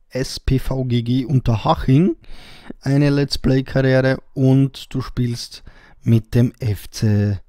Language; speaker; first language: German; native; German